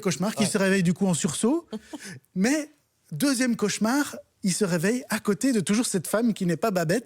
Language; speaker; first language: French; native; French